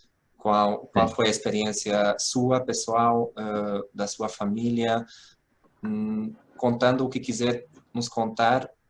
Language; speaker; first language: Portuguese; non-native, fluent; Hungarian